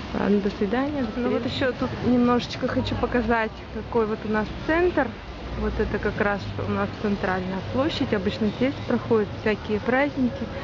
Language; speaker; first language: Russian; native; Russian